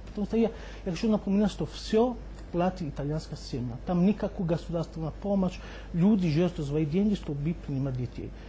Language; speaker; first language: Russian; non-native, fluent; Italian